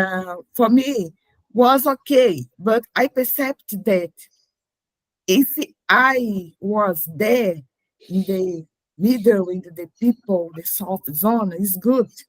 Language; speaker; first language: English; non-native, learner; Portuguese